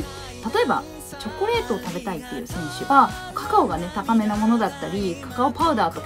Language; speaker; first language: Japanese; native; Japanese